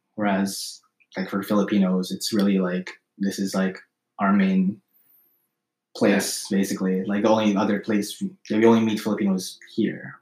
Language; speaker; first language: English; early bilingual, other home language; Filipino